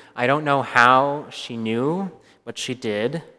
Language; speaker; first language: English; native; English